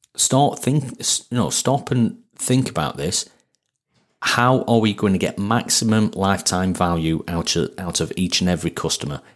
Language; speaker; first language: English; native; English